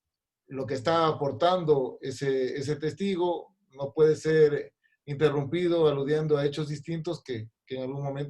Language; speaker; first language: Spanish; native; Spanish